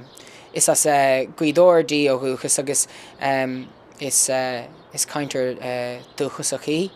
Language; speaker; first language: Irish; early bilingual, heritage; English